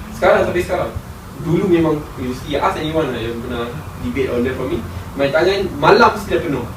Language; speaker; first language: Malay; native; Malay